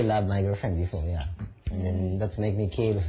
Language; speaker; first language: English; non-native, learner; Japanese